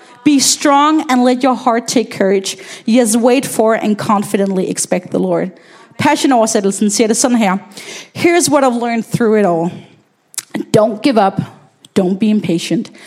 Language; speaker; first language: English; non-native, fluent; Danish